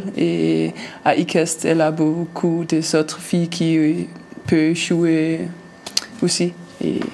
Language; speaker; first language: French; non-native, learner; Danish